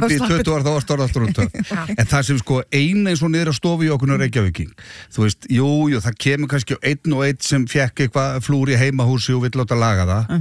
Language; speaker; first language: Icelandic; native; Icelandic